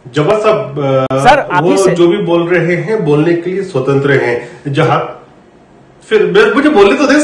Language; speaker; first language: Hindi; native; Hindi